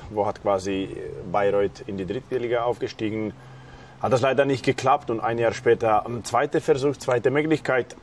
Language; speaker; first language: German; non-native, fluent; Slovak